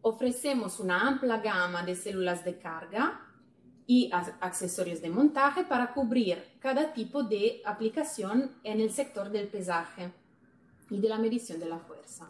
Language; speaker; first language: Spanish; non-native, fluent; Italian